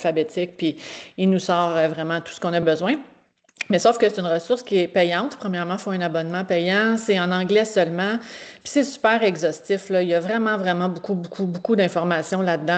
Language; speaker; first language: French; native; French